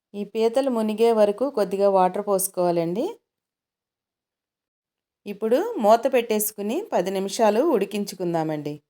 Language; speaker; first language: Telugu; native; Telugu